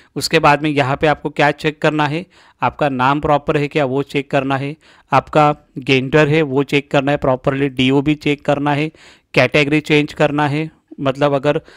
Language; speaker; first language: Hindi; non-native, local second language; Marathi